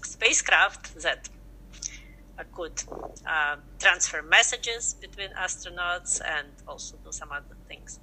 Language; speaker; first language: English; non-native, fluent; Russian